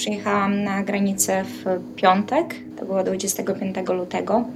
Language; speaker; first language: Polish; non-native, fluent; Ukrainian